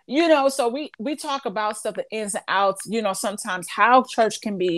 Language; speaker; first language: English; native; English